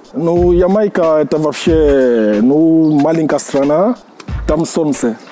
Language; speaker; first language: Russian; non-native, fluent; Jamaican Creole English